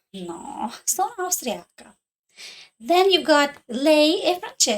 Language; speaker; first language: Italian; non-native, learner; English